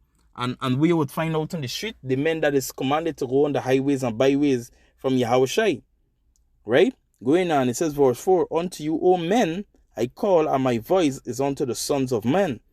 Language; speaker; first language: English; native; English